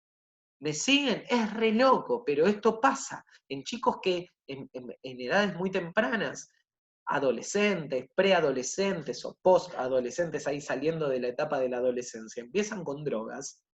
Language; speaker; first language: Spanish; native; Spanish